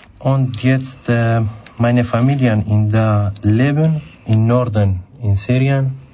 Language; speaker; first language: German; non-native, learner; Kurdish